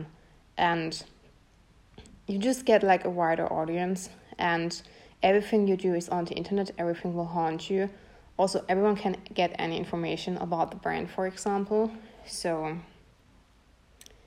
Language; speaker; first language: English; non-native, fluent; German